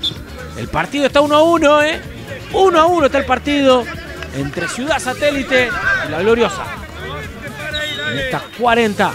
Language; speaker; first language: Spanish; native; Spanish